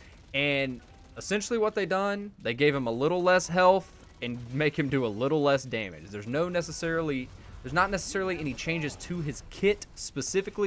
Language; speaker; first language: English; native; English